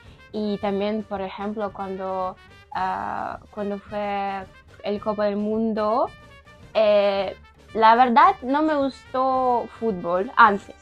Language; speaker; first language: Spanish; non-native, learner; Ukrainian